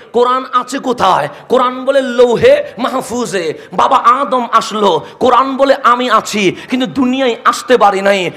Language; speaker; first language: Bangla; native; Bangla